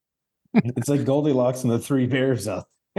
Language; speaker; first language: English; native; English